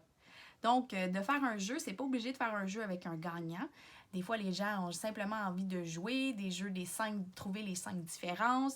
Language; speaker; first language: French; native; French